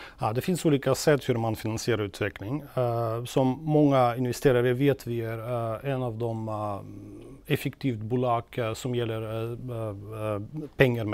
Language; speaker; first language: Swedish; non-native, fluent; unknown